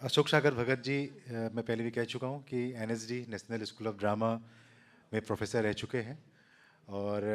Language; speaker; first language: Hindi; non-native, local second language; Assamese